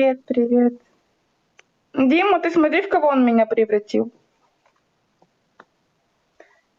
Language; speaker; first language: Russian; native; Russian